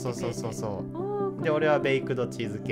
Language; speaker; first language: Japanese; native; Japanese